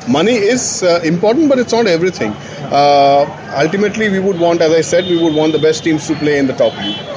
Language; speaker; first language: English; non-native, local second language; Bangla